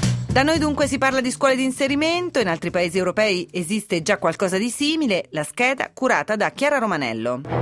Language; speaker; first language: Italian; native; Italian